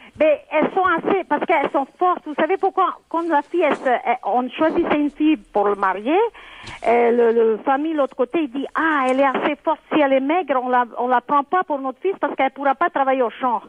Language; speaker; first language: French; non-native, fluent; Serbian